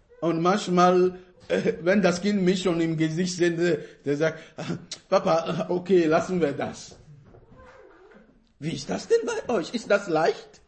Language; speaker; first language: German; non-native, fluent; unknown